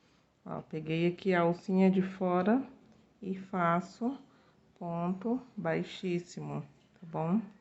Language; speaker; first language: Portuguese; native; Portuguese